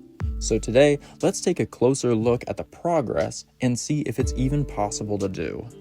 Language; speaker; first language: English; native; English